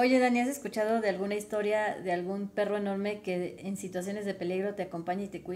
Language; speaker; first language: Spanish; native; Spanish